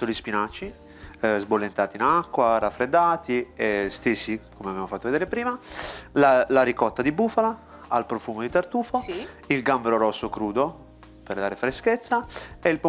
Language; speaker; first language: Italian; native; Italian